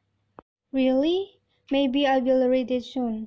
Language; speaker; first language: English; non-native, learner; Indonesian